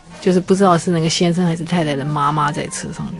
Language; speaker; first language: Chinese; native; Chinese